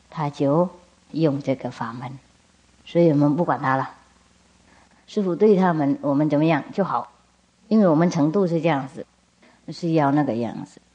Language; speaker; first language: Chinese; non-native, fluent; Vietnamese